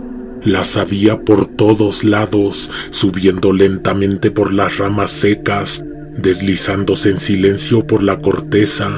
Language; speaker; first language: Spanish; native; Spanish